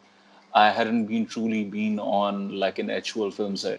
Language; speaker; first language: English; non-native, local second language; Urdu